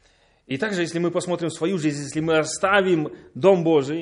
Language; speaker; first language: Polish; non-native, learner; Russian